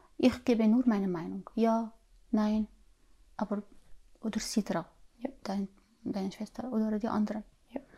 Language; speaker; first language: German; non-native, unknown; Arabic